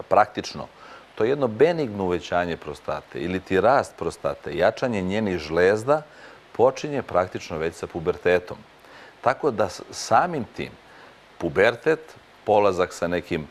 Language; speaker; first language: Croatian; native; Croatian